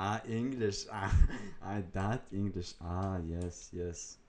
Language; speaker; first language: English; non-native, fluent; Lithuanian